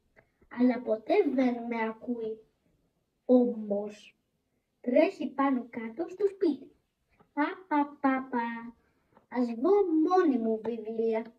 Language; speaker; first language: Greek; early bilingual, other home language; Chinese